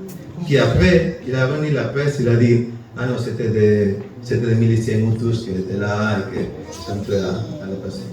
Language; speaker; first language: French; non-native, learner; Spanish